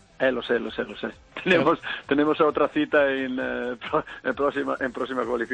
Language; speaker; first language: Spanish; non-native, fluent; Italian